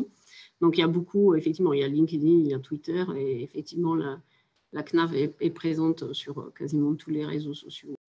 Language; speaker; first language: French; native; French